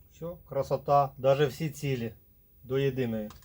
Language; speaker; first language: Ukrainian; native; Ukrainian